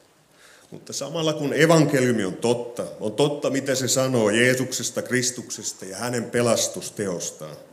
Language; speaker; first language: Finnish; native; Finnish